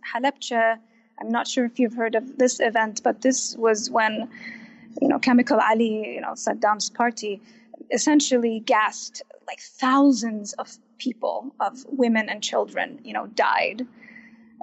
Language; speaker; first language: English; non-native, fluent; Arabic